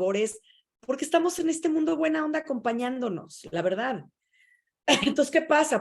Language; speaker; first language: Spanish; native; Spanish